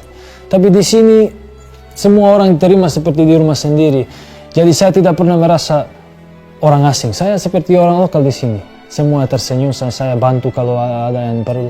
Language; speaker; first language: Indonesian; non-native, fluent; Serbian